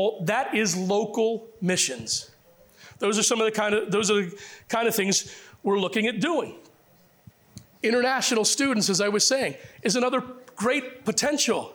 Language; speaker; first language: English; native; English